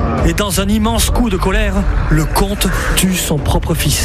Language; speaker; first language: French; native; French